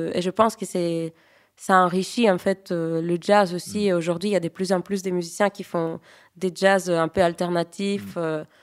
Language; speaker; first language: French; early bilingual, other home language; Greek